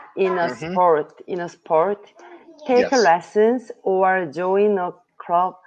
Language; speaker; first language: English; non-native, learner; Korean